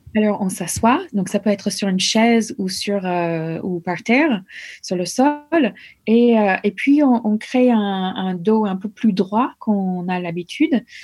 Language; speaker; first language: French; non-native, fluent; English